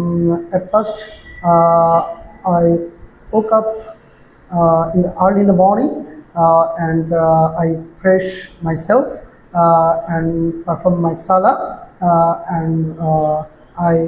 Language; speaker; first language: English; non-native, learner; Bangla